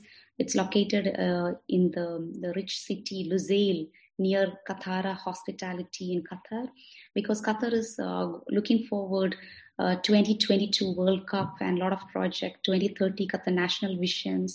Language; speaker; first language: English; non-native, local second language; Malayalam